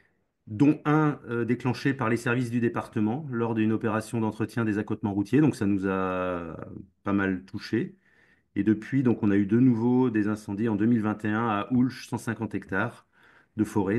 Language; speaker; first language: French; native; French